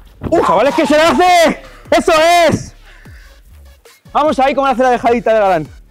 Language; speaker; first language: Spanish; native; Spanish